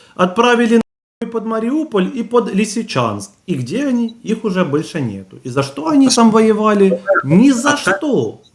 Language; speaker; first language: Russian; native; Russian